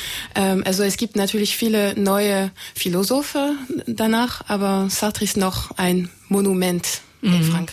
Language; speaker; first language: German; non-native, fluent; French